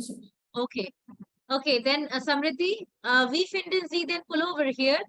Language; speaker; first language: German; non-native, fluent; Hindi